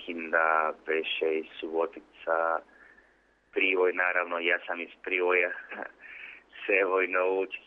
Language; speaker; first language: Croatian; early bilingual, heritage; Spanish